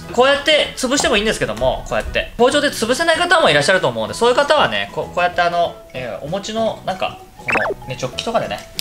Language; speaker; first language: Japanese; native; Japanese